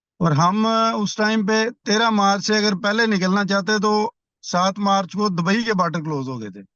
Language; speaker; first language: Urdu; non-native, local second language; Punjabi